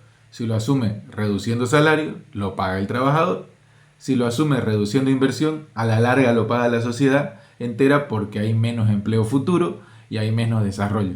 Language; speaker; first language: Spanish; native; Spanish